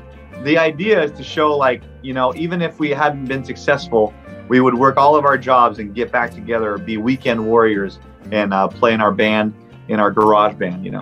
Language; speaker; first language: English; non-native, local second language; French